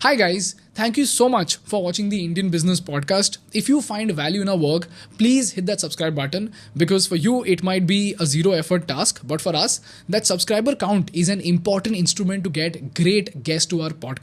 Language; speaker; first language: English; non-native, local second language; Hindi